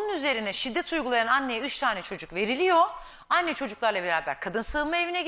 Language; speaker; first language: Turkish; native; Turkish